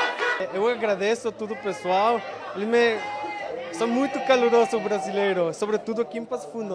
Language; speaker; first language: Portuguese; non-native, learner; Spanish